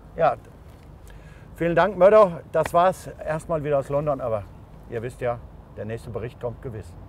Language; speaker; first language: German; native; German